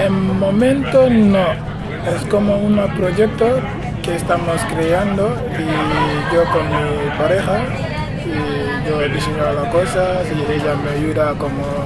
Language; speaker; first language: Spanish; non-native, learner; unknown